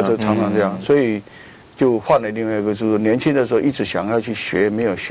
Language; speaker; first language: Chinese; native; Chinese